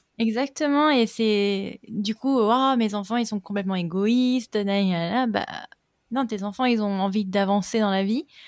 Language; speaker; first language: French; native; French